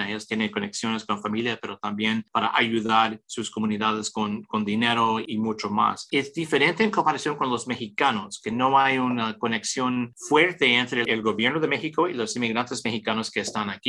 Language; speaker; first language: Spanish; early bilingual, heritage; English